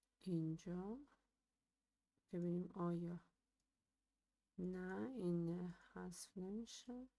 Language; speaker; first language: Persian; native; Persian